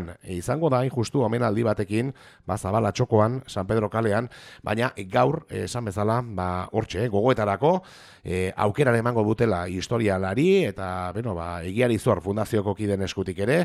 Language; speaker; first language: Basque; native; Basque